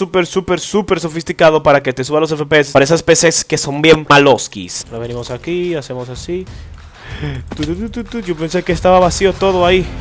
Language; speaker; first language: Spanish; native; Spanish